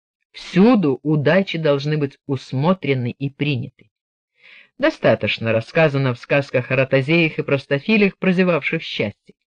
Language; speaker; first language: Russian; native; Russian